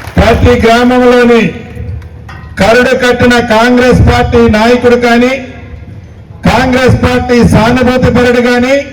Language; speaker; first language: Telugu; native; Telugu